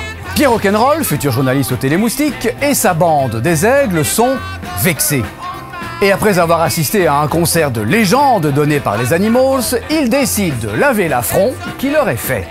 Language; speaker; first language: French; native; French